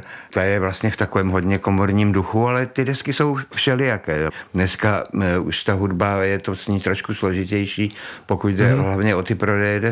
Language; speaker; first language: Czech; native; Czech